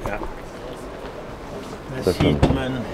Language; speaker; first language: German; non-native, fluent; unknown